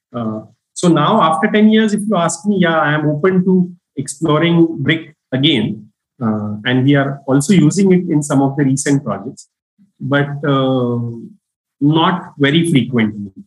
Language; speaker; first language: English; non-native, local second language; Marathi